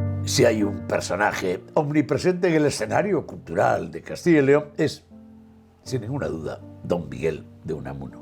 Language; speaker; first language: Spanish; native; Spanish